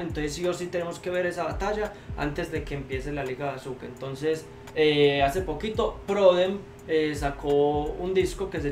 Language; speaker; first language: Spanish; native; Spanish